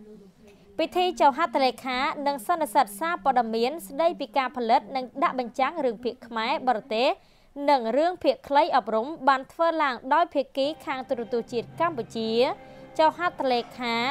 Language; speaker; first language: Khmer; native; Khmer